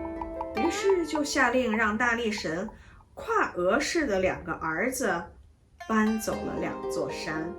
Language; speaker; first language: Chinese; native; Chinese